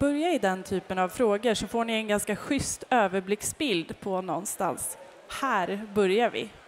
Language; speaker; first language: Swedish; native; Swedish